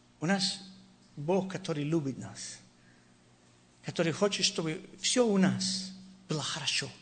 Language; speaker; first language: Russian; non-native, learner; Spanish